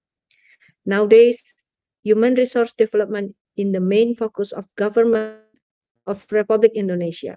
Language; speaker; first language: English; non-native, fluent; Indonesian